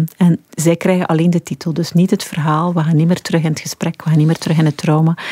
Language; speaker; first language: Dutch; native; Dutch